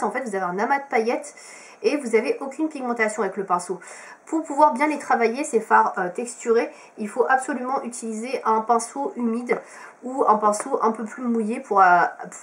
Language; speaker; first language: French; native; French